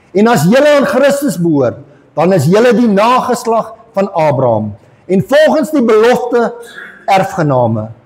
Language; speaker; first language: Afrikaans; non-native, local second language; English